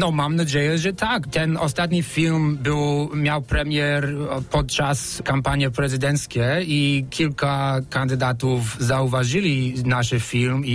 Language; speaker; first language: Polish; non-native, fluent; English